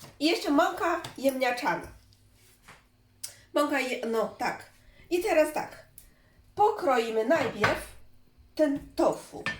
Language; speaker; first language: Polish; non-native, learner; Chinese